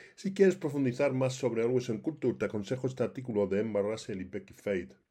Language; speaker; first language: Spanish; native; Spanish